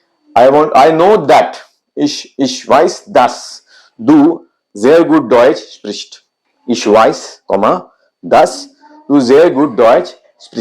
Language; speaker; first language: German; non-native, fluent; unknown